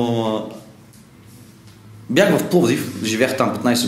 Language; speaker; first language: Bulgarian; native; Bulgarian